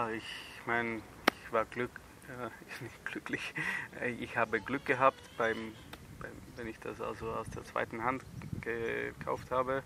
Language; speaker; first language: German; non-native, fluent; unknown